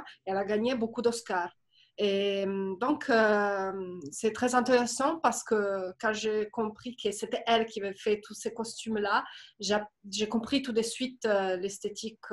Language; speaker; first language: French; non-native, fluent; Italian